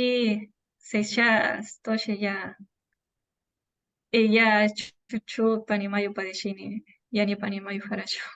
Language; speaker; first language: Russian; non-native, learner; Spanish